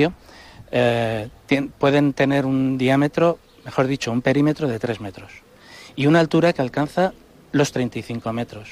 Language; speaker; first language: Spanish; native; Spanish